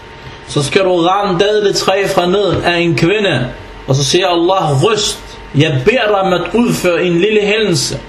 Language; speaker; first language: Danish; non-native, fluent; Arabic